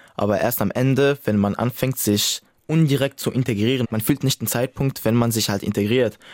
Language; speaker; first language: German; non-native, fluent; Italian